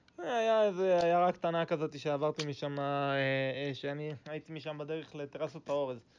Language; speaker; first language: Hebrew; native; Hebrew